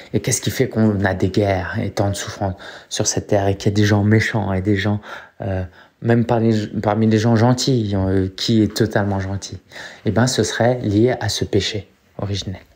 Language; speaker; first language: French; early bilingual, other home language; Chinese